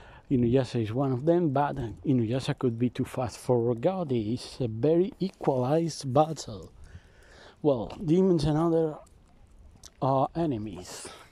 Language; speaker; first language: English; non-native, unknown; Spanish